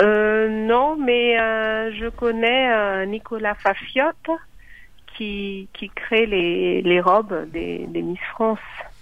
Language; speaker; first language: French; non-native, local second language; Malagasy